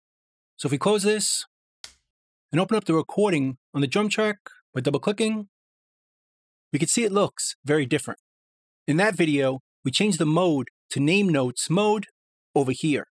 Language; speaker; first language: English; native; English